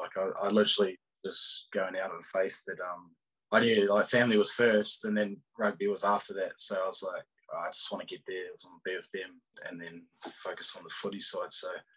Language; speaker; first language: English; native; English